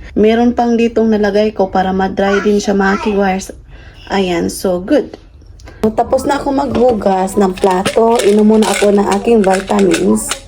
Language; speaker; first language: Filipino; non-native, local second language; Cebuano